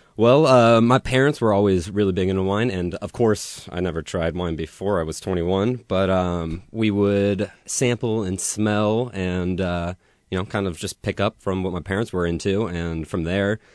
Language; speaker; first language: English; native; English